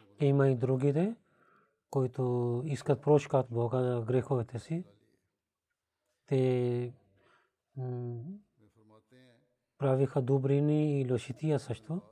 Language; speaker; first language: Bulgarian; non-native, fluent; Urdu